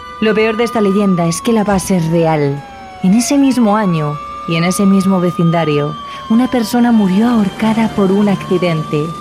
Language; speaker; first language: Spanish; native; Spanish